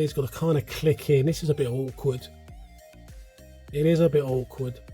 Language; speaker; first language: English; native; English